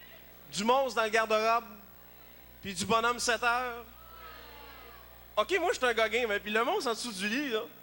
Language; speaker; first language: French; native; French